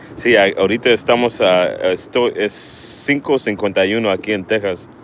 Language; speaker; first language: Spanish; early bilingual, heritage; Spanish